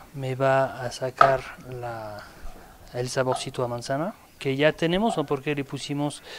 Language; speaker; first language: Spanish; non-native, fluent; French